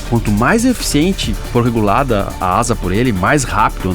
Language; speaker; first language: Portuguese; native; Portuguese